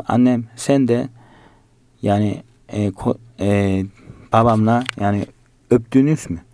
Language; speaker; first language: Turkish; non-native, learner; Korean